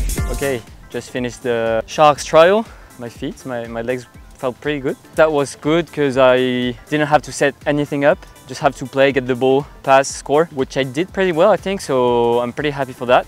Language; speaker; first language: English; non-native, fluent; French